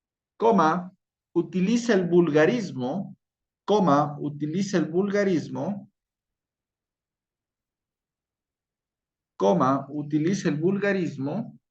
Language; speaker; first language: Spanish; native; Spanish